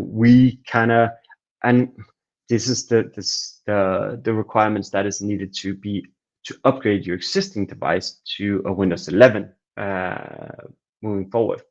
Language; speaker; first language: English; non-native, fluent; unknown